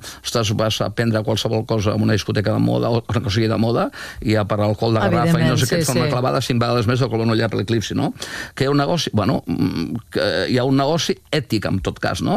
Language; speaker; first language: Catalan; native; Catalan